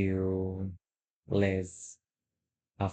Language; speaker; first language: English; non-native, learner; Spanish